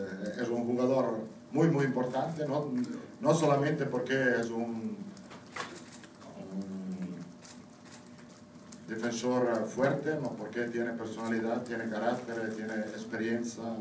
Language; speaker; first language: Spanish; non-native, fluent; Italian